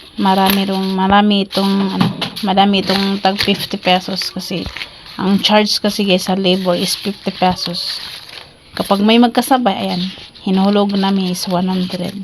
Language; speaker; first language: Filipino; non-native, local second language; Cebuano